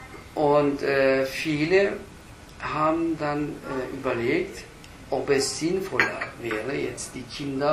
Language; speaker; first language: German; early bilingual, other home language; Turkish